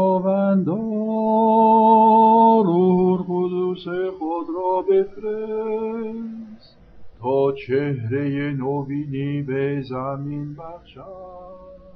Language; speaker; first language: Persian; non-native, fluent; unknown